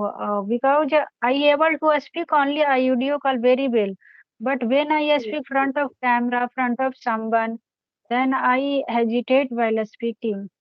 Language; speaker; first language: English; non-native, learner; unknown